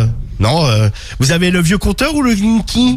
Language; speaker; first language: French; native; French